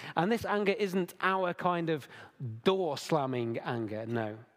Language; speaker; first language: English; native; English